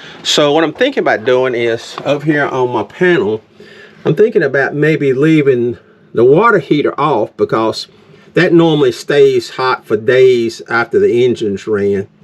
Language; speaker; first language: English; native; English